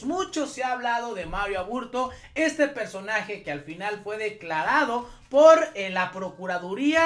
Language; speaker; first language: Spanish; native; Spanish